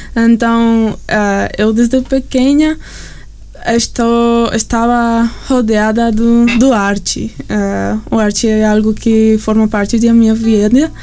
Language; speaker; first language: Portuguese; non-native, learner; English